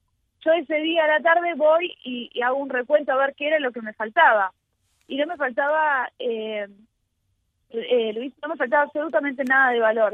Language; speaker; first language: Spanish; native; Spanish